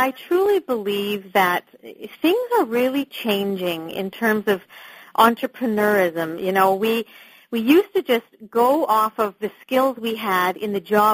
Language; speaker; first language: English; native; English